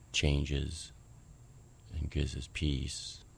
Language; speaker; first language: English; native; English